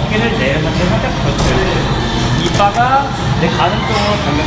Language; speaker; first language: Korean; native; Korean